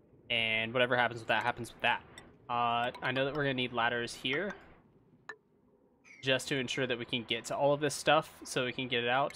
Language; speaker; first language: English; native; English